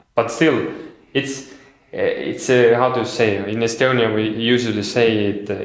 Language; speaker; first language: English; non-native, fluent; Estonian